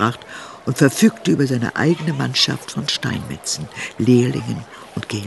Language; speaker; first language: German; native; German